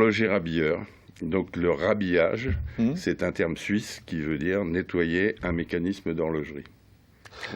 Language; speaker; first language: French; native; French